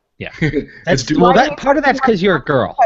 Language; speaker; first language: English; native; English